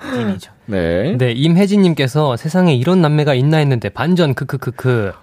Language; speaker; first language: Korean; native; Korean